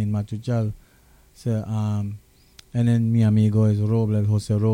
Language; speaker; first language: Spanish; non-native, local second language; English